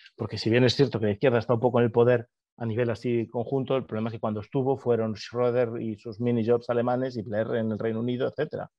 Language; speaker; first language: Spanish; native; Spanish